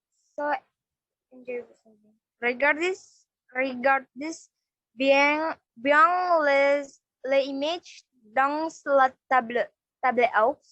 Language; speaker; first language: French; non-native, learner; Indonesian